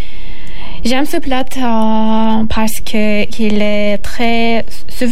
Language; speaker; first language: French; non-native, learner; Turkish